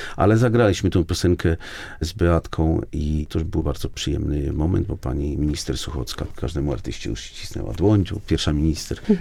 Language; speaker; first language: Polish; native; Polish